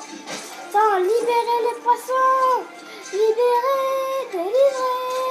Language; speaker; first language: French; native; French